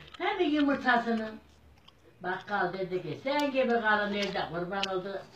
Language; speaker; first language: Turkish; native; Turkish